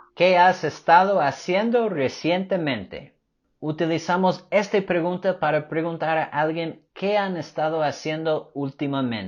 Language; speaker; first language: Spanish; non-native, fluent; English